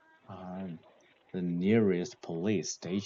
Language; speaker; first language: English; non-native, learner; Korean